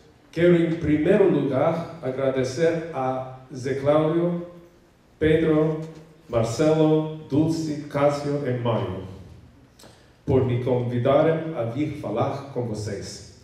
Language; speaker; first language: Portuguese; non-native, learner; English